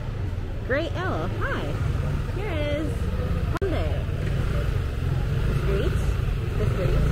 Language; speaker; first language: English; non-native, learner; Korean